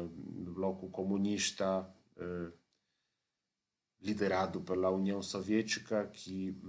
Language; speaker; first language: Portuguese; non-native, fluent; Polish